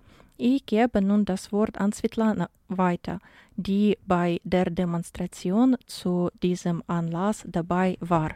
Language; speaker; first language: German; non-native, fluent; Ukrainian